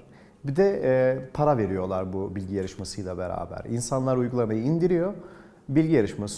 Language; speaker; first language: Turkish; native; Turkish